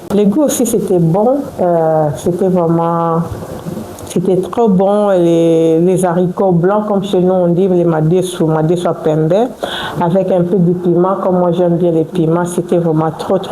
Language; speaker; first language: French; non-native, local second language; Lingala